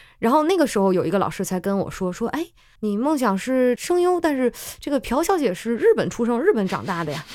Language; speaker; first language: Chinese; native; Chinese